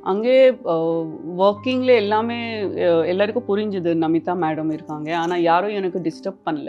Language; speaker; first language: Tamil; non-native, local second language; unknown